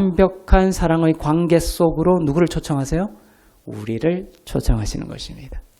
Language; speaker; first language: Korean; native; Korean